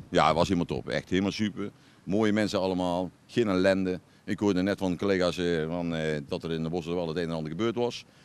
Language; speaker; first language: Dutch; native; Dutch